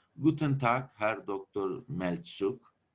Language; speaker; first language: German; non-native, fluent; Turkish